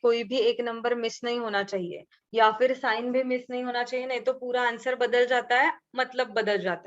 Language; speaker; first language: Hindi; non-native, local second language; Marathi